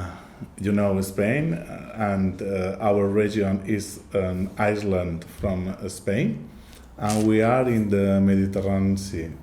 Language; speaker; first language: English; non-native, learner; Catalan